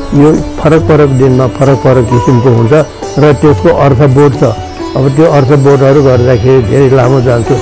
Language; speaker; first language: Nepali; non-native, local second language; Newari